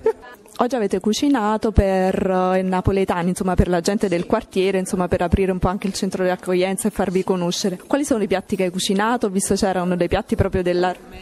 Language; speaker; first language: Italian; native; Italian